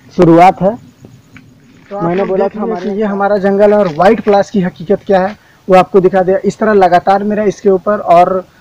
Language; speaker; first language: Hindi; native; Hindi